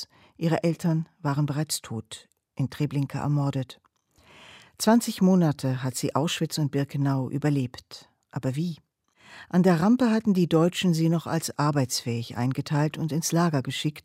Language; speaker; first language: German; native; German